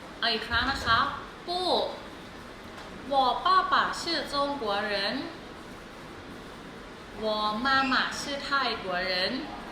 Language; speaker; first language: Chinese; non-native, fluent; Thai